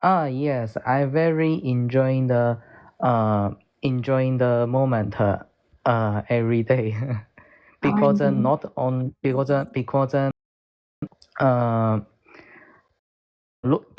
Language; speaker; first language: English; non-native, learner; Korean